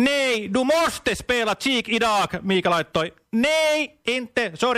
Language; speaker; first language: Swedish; non-native, learner; Finnish